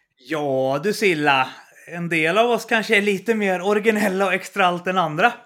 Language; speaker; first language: Swedish; native; Swedish